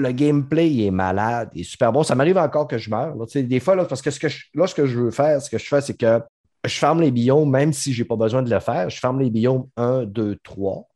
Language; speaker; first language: French; native; French